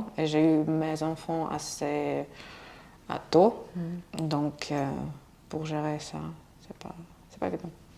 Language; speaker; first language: French; non-native, fluent; Russian